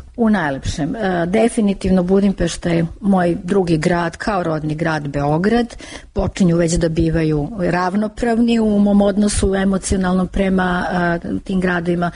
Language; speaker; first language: Serbian; native; Serbian